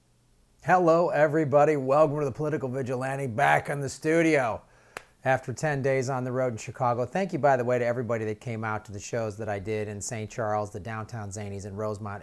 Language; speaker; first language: English; native; English